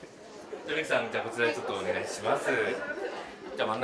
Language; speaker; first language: Japanese; native; Japanese